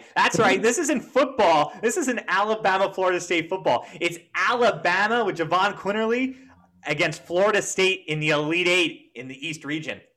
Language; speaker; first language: English; native; English